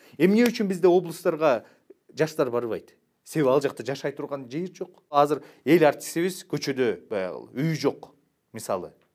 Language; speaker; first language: Kyrgyz; native; Kyrgyz